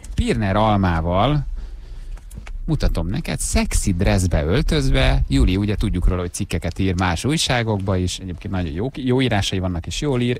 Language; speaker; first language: Hungarian; native; Hungarian